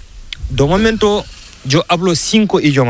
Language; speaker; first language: Spanish; non-native, learner; Fula